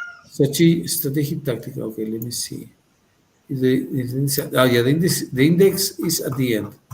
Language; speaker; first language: English; non-native, fluent; Spanish